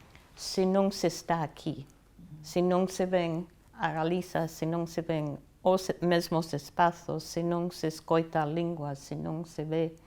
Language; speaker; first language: Galician; non-native, fluent; English